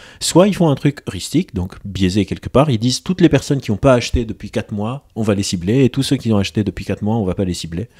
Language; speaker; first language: French; non-native, local second language; Arabic